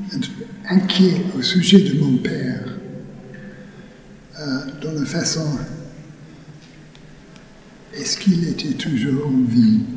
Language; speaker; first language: French; non-native, learner; English